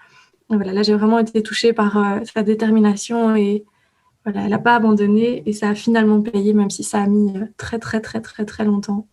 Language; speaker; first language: French; native; French